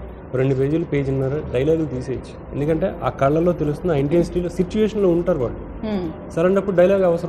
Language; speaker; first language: Telugu; native; Telugu